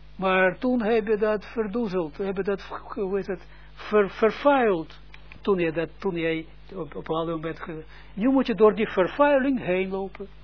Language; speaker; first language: Dutch; non-native, fluent; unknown